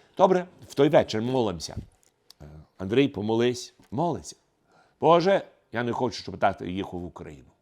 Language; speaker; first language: Ukrainian; early bilingual, heritage; Ukrainian